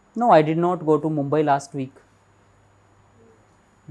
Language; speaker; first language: English; non-native, local second language; Hindi